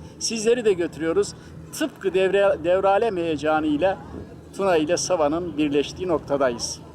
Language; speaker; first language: Turkish; native; Turkish